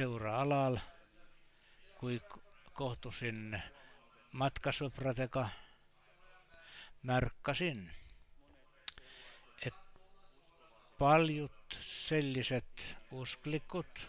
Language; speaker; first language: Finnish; non-native, learner; Estonian